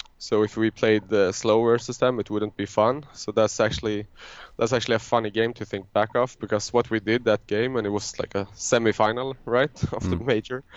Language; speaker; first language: English; non-native, fluent; Swedish